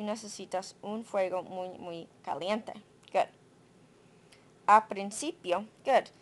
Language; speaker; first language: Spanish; non-native, learner; English